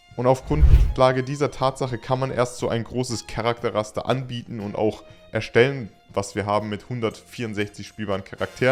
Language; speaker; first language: German; native; German